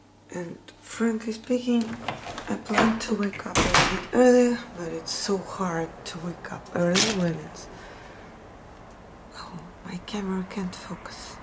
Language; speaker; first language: English; non-native, fluent; Russian